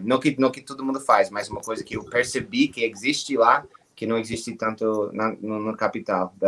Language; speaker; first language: Portuguese; non-native, fluent; English